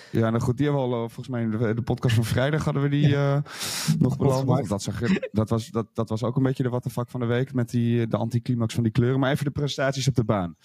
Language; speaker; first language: Dutch; native; Dutch